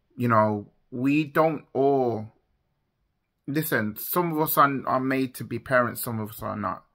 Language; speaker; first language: English; native; English